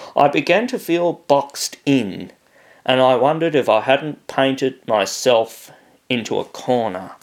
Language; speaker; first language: English; native; English